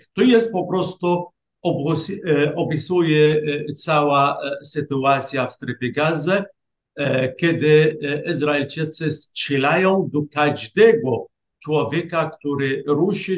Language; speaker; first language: Polish; non-native, fluent; Arabic